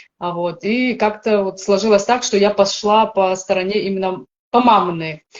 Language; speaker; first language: Russian; native; Russian